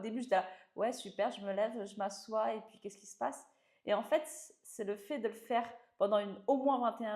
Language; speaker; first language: French; native; French